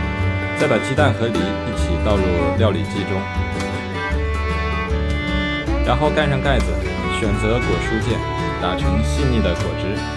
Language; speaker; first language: Chinese; native; Chinese